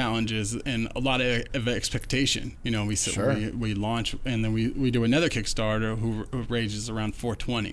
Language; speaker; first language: English; native; English